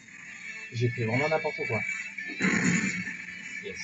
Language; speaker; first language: French; native; French